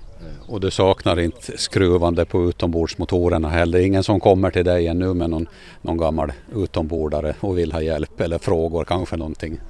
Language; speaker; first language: Swedish; native; Swedish